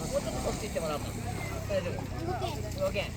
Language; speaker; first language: Japanese; native; Japanese